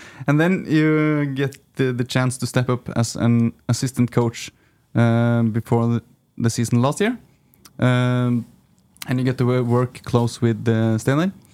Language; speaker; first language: English; non-native, fluent; Norwegian